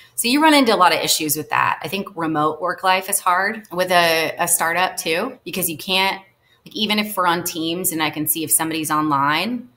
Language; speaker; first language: English; native; English